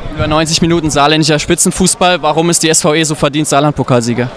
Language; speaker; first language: German; native; German